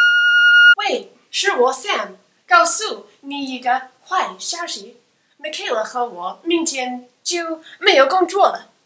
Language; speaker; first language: Chinese; non-native, learner; English